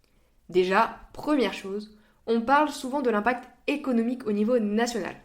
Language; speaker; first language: French; native; French